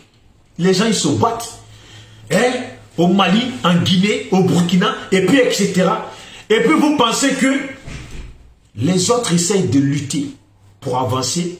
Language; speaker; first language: French; native; French